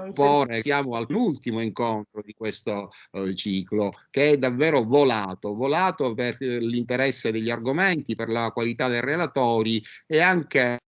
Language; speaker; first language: Italian; native; Italian